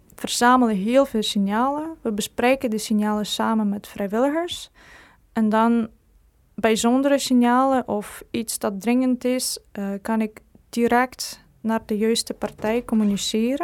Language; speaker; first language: Dutch; non-native, fluent; Ukrainian